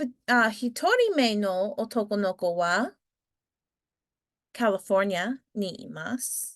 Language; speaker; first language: Japanese; non-native, fluent; English